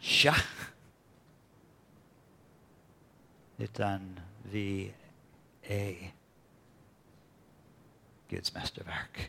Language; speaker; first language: Swedish; non-native, fluent; English